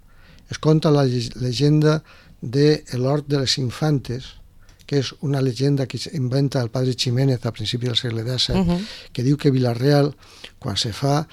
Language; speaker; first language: Catalan; native; Catalan